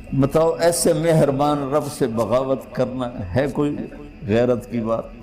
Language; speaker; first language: Urdu; non-native, local second language; Punjabi